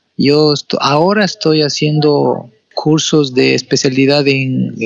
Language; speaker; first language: Spanish; native; Spanish